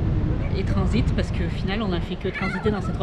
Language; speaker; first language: French; native; French